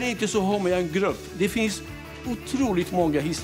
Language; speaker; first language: Swedish; native; Swedish